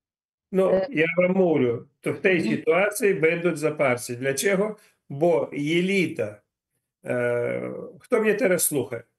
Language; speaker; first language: Polish; non-native, learner; Ukrainian